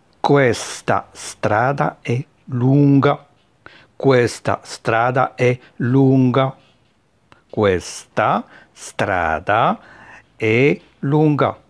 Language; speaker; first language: Italian; non-native, fluent; Arabic